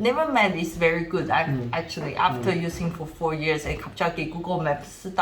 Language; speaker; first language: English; non-native, fluent; Chinese